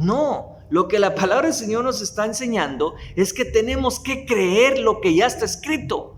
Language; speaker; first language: Spanish; native; Spanish